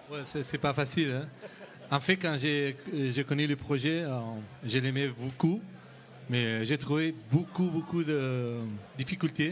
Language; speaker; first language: French; non-native, learner; Spanish